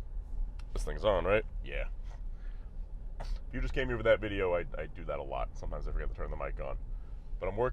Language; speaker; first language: English; native; English